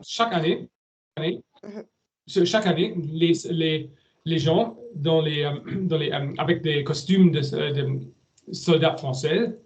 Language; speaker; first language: French; non-native, learner; German